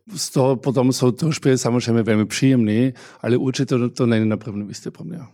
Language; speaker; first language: Czech; non-native, fluent; German